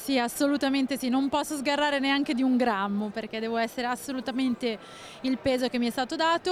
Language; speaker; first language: Italian; native; Italian